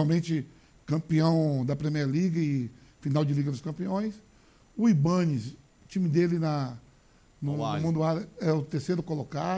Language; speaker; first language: Portuguese; native; Portuguese